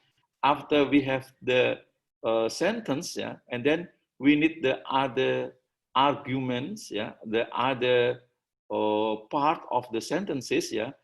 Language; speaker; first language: English; non-native, learner; Indonesian